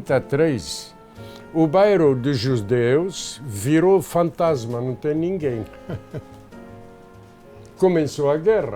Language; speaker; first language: Portuguese; non-native, fluent; Arabic